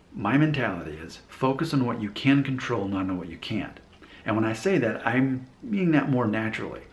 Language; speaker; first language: English; native; English